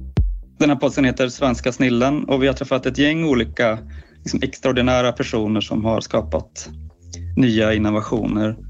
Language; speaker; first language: Swedish; native; Swedish